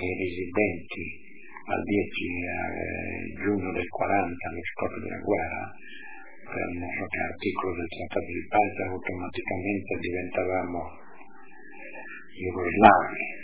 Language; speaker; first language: Italian; native; Italian